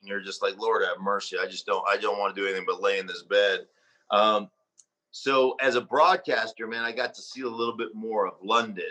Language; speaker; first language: English; native; English